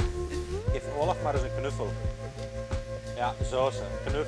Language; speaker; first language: Dutch; native; Dutch